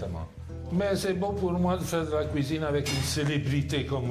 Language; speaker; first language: French; non-native, fluent; Italian